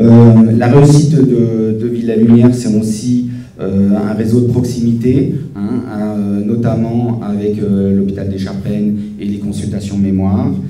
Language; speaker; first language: French; native; French